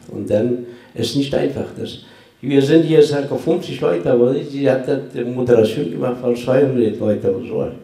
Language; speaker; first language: German; non-native, fluent; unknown